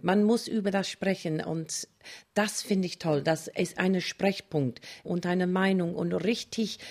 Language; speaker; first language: German; non-native, fluent; English